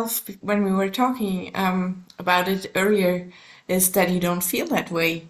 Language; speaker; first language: English; non-native, fluent; German